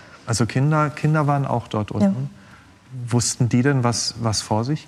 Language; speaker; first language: German; native; German